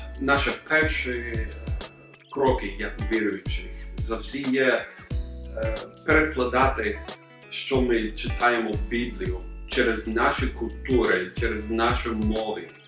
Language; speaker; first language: Ukrainian; non-native, learner; English